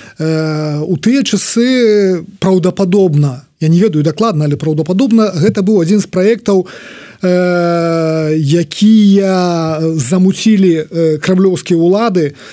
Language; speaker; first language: Belarusian; native; Belarusian